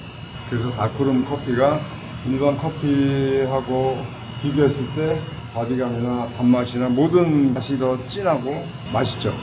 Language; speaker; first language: Korean; early bilingual, heritage; Korean